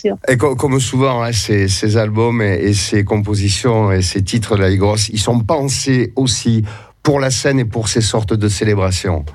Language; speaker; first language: French; native; French